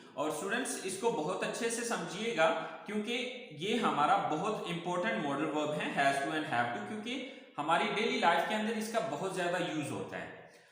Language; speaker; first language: Urdu; native; Urdu